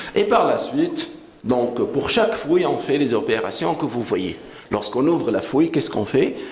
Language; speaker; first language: French; non-native, local second language; Arabic